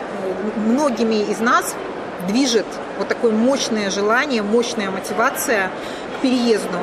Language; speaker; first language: Russian; native; Russian